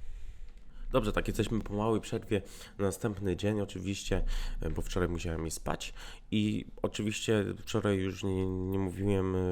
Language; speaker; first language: Polish; native; Polish